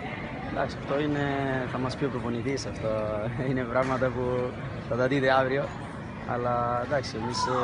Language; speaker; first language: Greek; non-native, fluent; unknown